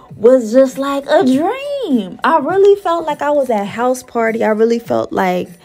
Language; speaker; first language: English; native; English